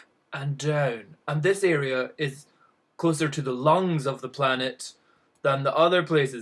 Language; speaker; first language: English; native; English